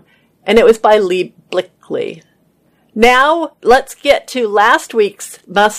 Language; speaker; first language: English; native; English